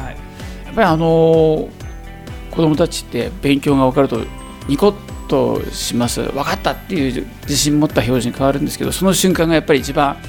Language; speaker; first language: Japanese; native; Japanese